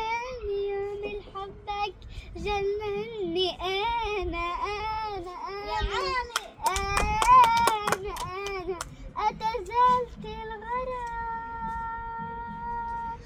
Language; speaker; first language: Arabic; native; Arabic